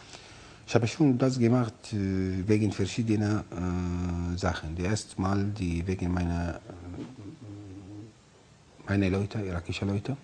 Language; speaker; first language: German; non-native, learner; Arabic